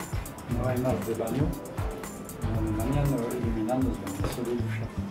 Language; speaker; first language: Spanish; non-native, learner; German